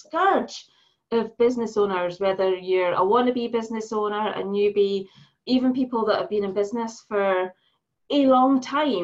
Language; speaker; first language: English; native; English